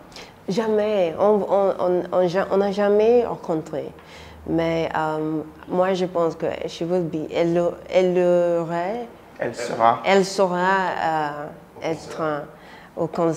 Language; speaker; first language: French; non-native, learner; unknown